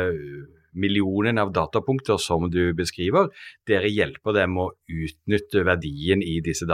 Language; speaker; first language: Norwegian; native; Norwegian